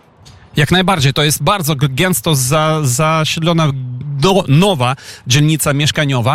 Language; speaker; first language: Polish; non-native, fluent; Ukrainian